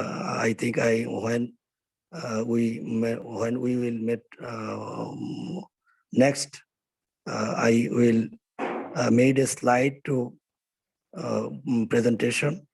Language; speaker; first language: English; non-native, learner; Bangla